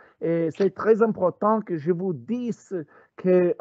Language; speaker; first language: French; non-native, learner; Spanish